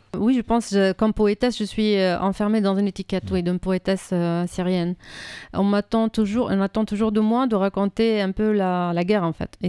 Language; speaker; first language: French; non-native, fluent; Arabic